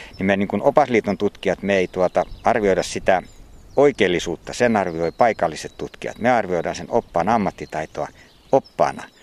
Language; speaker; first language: Finnish; native; Finnish